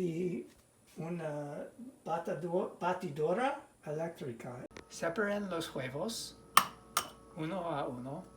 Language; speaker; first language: Spanish; non-native, learner; English